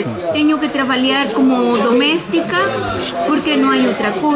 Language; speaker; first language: Portuguese; non-native, learner; Spanish